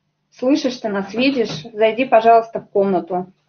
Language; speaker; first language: Russian; native; Russian